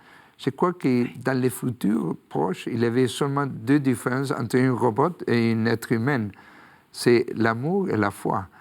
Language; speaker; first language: French; non-native, fluent; Spanish